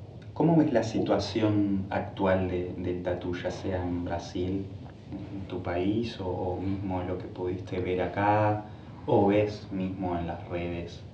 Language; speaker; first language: Spanish; native; Spanish